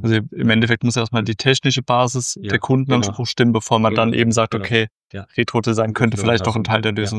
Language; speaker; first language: German; native; German